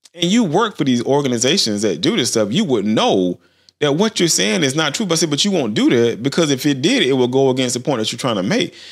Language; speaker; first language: English; native; English